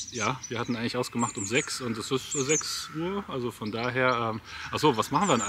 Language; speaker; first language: German; native; German